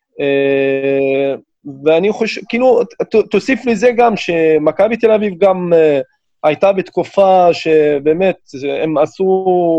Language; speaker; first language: Hebrew; non-native, local second language; Arabic